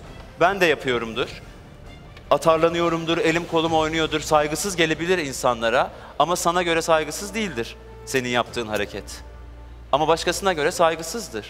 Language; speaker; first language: Turkish; native; Turkish